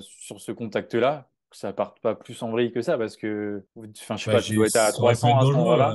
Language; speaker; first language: French; native; French